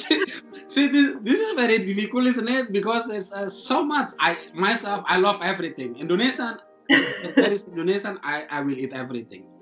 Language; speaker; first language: English; non-native, fluent; Indonesian